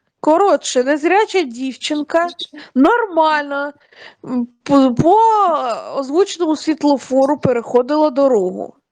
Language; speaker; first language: Ukrainian; non-native, fluent; Russian